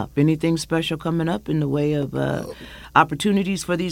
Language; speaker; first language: English; native; English